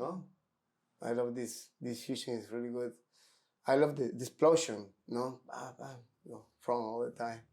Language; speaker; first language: English; non-native, learner; Spanish